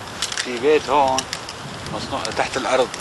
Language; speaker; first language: Arabic; native; Arabic